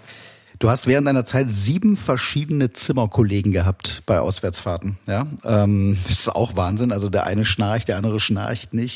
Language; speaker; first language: German; native; German